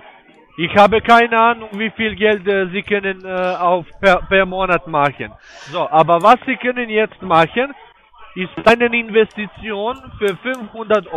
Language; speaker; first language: German; non-native, learner; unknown